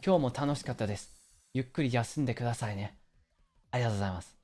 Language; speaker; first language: Japanese; early bilingual, other home language; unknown